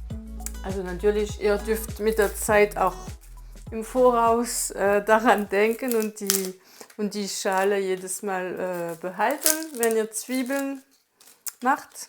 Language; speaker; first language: German; non-native, fluent; French